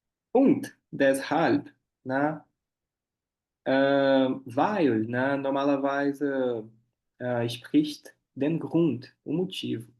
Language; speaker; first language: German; non-native, fluent; Portuguese